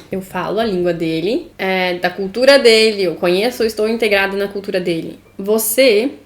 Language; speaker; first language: Portuguese; native; Portuguese